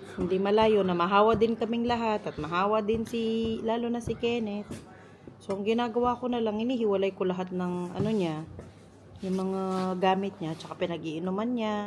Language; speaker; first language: Filipino; non-native, local second language; Pampanga